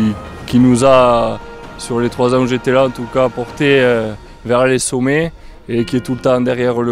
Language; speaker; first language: French; native; French